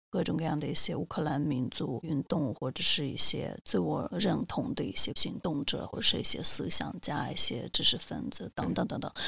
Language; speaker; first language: Chinese; non-native, fluent; Russian